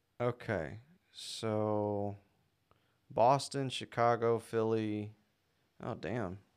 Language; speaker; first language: English; native; English